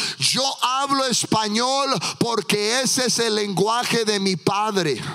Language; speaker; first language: Spanish; early bilingual, heritage; Spanish